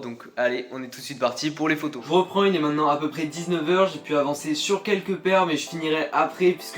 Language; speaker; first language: French; native; French